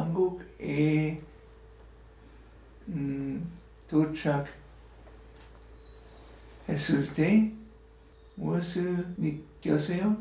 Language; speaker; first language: Korean; non-native, learner; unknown